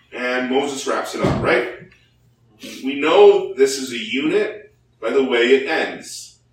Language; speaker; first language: English; early bilingual, other home language; Korean